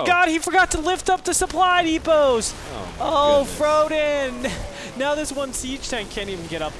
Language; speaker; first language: English; native; English